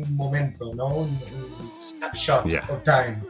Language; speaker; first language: Spanish; non-native, fluent; English